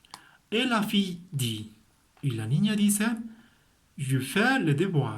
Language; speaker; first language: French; non-native, fluent; Spanish